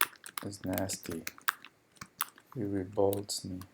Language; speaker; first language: English; non-native, fluent; Spanish